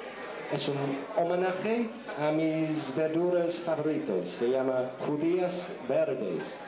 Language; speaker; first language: Spanish; non-native, learner; English